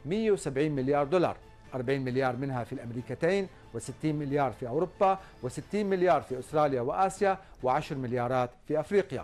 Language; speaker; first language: Arabic; native; Arabic